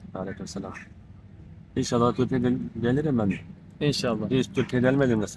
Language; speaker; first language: Turkish; non-native, learner; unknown